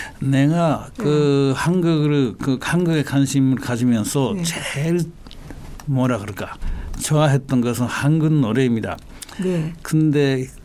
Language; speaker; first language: Korean; non-native, fluent; Japanese